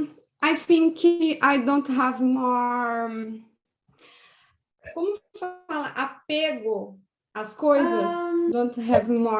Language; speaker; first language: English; non-native, learner; Portuguese